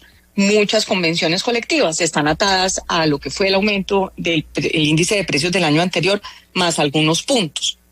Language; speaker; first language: Spanish; native; Spanish